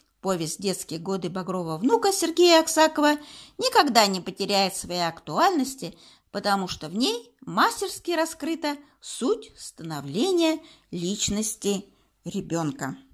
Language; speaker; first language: Russian; native; Russian